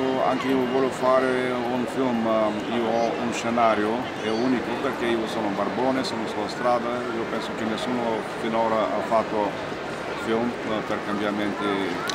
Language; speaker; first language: Italian; non-native, learner; Bulgarian